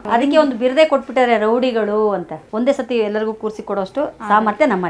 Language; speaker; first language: Kannada; native; Kannada